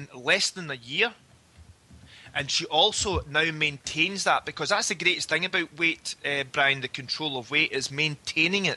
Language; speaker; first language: English; native; English